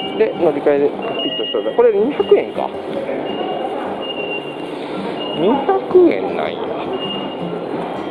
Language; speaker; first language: Japanese; native; Japanese